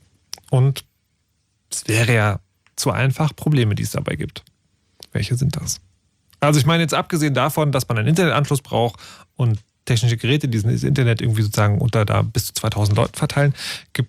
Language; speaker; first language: German; native; German